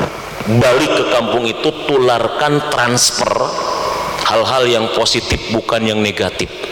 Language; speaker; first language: Indonesian; native; Indonesian